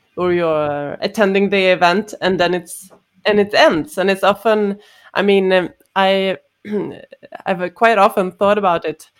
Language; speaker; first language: English; non-native, fluent; Swedish